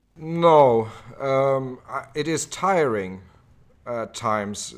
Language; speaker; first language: English; non-native, fluent; German